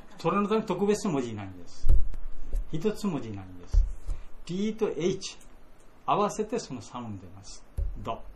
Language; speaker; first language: Japanese; non-native, learner; Bangla